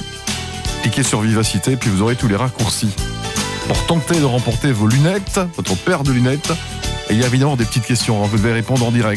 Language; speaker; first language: French; native; French